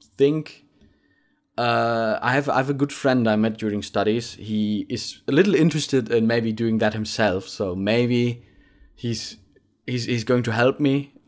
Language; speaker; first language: English; non-native, fluent; German